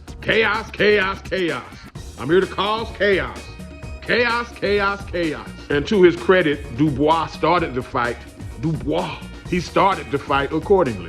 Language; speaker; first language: English; native; English